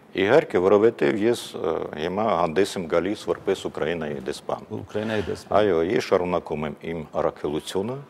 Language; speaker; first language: Armenian; non-native, fluent; Ukrainian